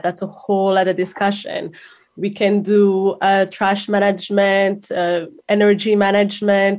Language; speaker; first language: English; non-native, local second language; Kinyarwanda